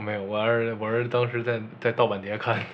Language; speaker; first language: Chinese; native; Chinese